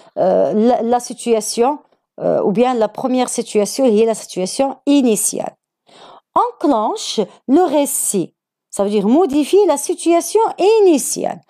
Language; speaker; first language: French; non-native, local second language; Arabic